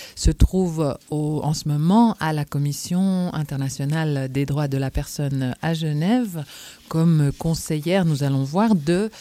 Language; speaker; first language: French; native; French